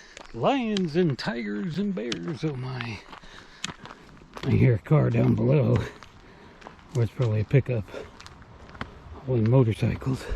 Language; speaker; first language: English; native; English